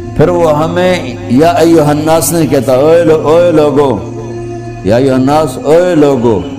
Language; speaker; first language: Urdu; non-native, local second language; Punjabi